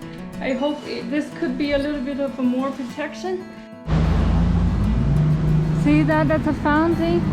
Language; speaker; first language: English; non-native, fluent; Chinese